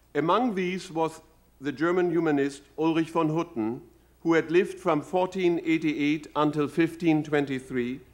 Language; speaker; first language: English; non-native, fluent; German